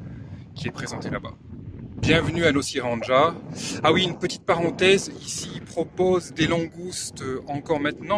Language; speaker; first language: French; native; French